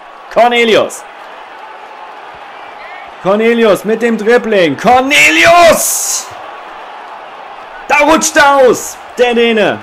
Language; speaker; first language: German; native; German